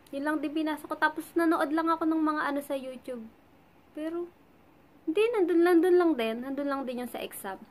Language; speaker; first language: Filipino; native; Filipino